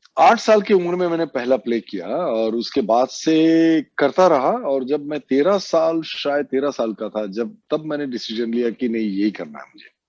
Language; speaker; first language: Hindi; non-native, local second language; Assamese